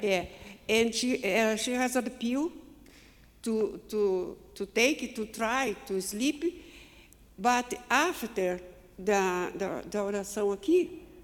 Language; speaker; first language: English; non-native, learner; Portuguese